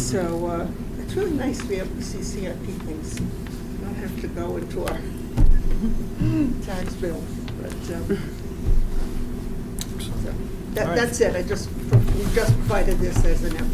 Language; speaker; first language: English; native; English